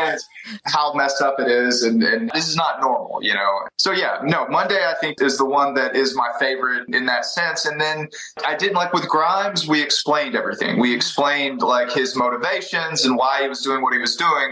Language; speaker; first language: English; native; English